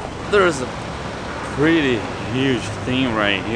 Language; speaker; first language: English; non-native, learner; Portuguese